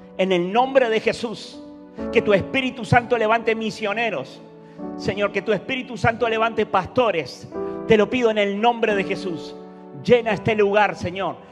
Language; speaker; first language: Spanish; native; Spanish